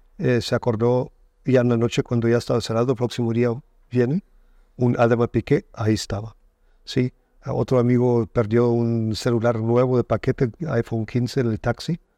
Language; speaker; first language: Spanish; non-native, fluent; German